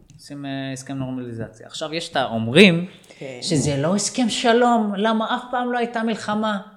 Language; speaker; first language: Hebrew; non-native, local second language; Arabic